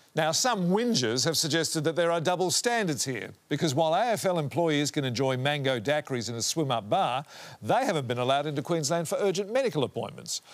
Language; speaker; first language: English; native; English